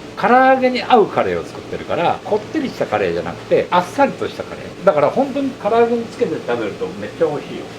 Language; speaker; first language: Japanese; native; Japanese